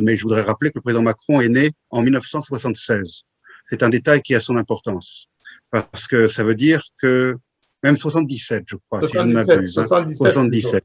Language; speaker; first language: French; native; French